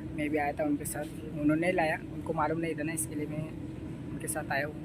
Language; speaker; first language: Hindi; non-native, local second language; Marathi